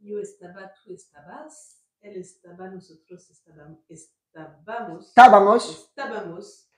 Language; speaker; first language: Spanish; non-native, learner; French